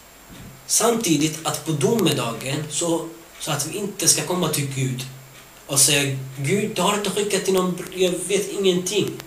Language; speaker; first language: Swedish; early bilingual, other home language; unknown